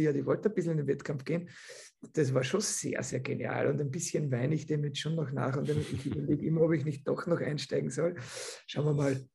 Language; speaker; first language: German; native; German